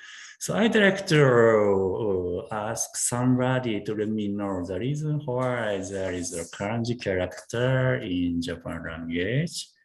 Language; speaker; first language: English; non-native, learner; Japanese